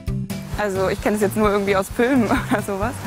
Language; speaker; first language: German; native; German